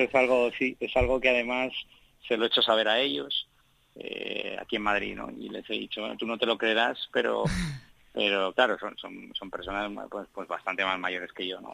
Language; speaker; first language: Spanish; native; Spanish